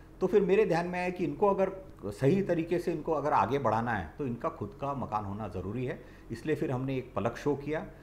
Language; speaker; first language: Hindi; non-native, local second language; Marathi